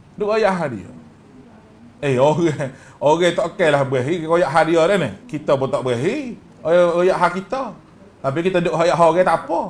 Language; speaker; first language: Malay; native; Malay